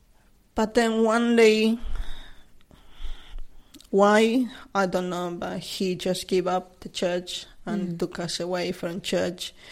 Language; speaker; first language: English; non-native, learner; Spanish